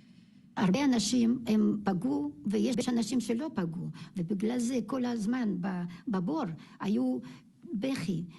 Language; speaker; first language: Hebrew; non-native, fluent; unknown